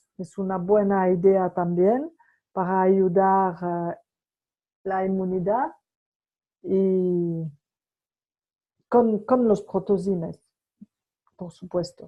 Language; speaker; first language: Spanish; non-native, fluent; French